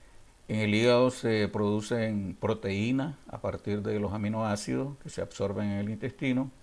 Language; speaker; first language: Spanish; native; Spanish